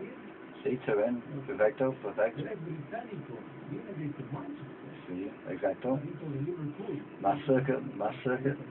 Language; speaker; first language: Spanish; non-native, learner; English